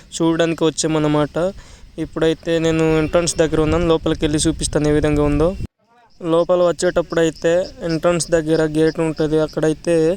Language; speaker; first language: Telugu; native; Telugu